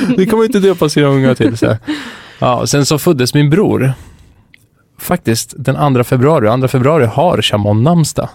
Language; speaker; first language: Swedish; early bilingual, other home language; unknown